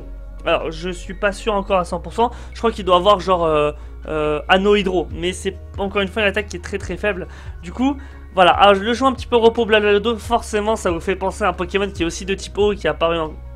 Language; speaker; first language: French; native; French